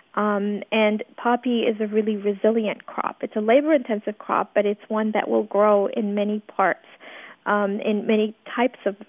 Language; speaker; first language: English; early bilingual, other home language; Persian